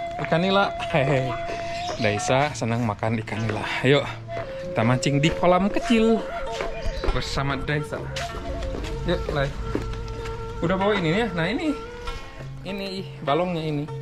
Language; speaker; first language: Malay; non-native, local second language; Sundanese